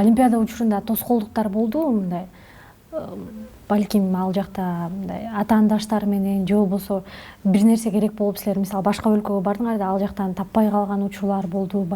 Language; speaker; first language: Kyrgyz; native; Kyrgyz